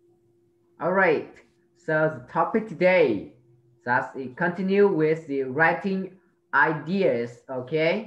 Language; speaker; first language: English; non-native, learner; Vietnamese